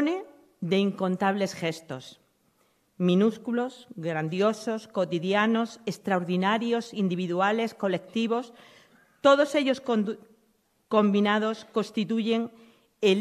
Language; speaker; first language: Spanish; native; Spanish